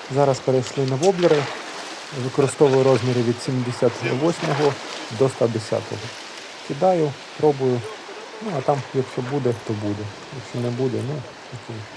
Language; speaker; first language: Ukrainian; native; Ukrainian